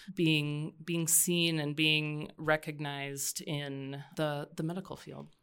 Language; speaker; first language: English; native; English